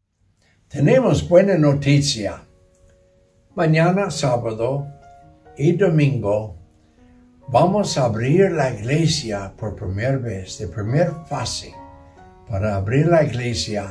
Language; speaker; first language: Spanish; non-native, learner; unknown